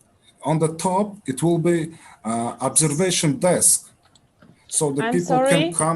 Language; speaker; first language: English; non-native, learner; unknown